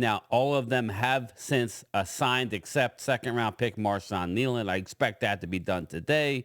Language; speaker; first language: English; native; English